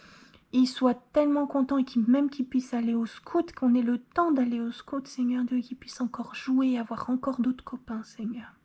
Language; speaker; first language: French; native; French